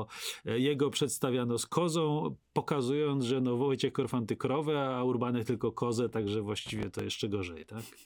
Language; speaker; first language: Polish; native; Polish